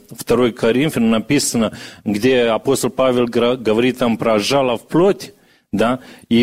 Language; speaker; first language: Russian; early bilingual, other home language; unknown